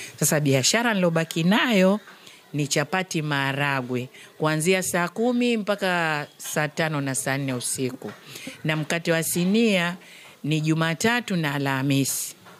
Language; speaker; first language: Swahili; native; Swahili